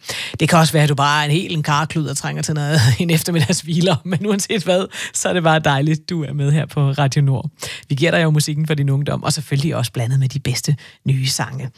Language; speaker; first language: Danish; native; Danish